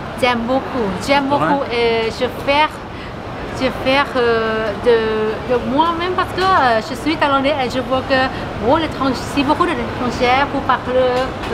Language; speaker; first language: French; non-native, learner; Thai